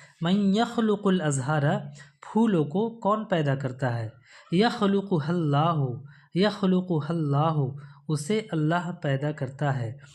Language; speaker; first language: Urdu; native; Urdu